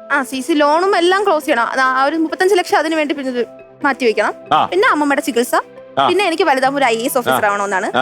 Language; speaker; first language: Malayalam; native; Malayalam